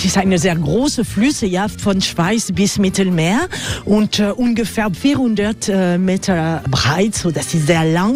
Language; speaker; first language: German; non-native, learner; French